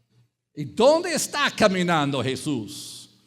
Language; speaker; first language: Spanish; non-native, fluent; English